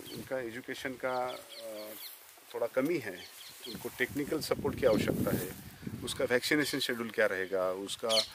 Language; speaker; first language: Hindi; non-native, local second language; Marathi